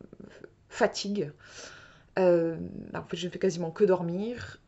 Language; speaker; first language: French; native; French